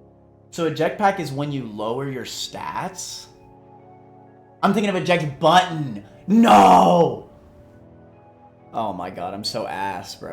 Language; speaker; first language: English; native; English